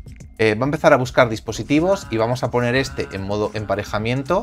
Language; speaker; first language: Spanish; native; Spanish